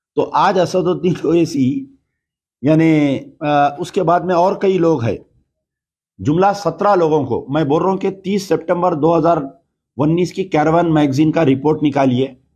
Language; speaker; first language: Hindi; non-native, local second language; Urdu